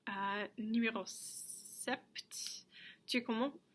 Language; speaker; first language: French; non-native, fluent; English